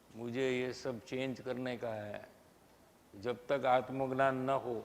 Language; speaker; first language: Hindi; non-native, local second language; Gujarati